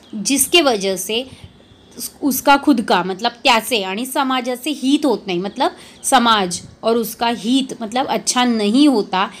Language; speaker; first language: Hindi; non-native, local second language; Marathi